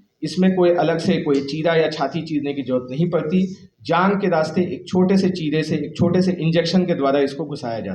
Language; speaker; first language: Hindi; native; Hindi